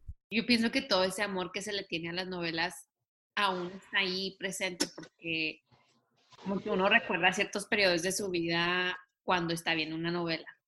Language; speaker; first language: Spanish; early bilingual, heritage; Spanish